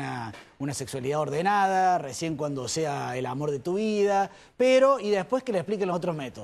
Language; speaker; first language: Spanish; native; Spanish